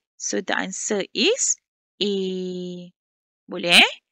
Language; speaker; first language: English; non-native, local second language; Malay